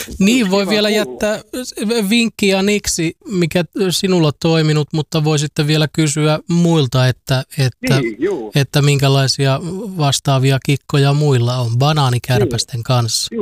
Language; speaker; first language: Finnish; native; Finnish